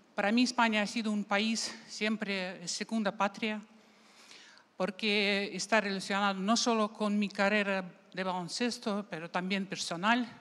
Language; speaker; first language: Spanish; non-native, fluent; Russian